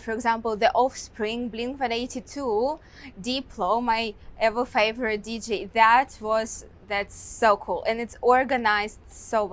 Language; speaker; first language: English; non-native, fluent; Russian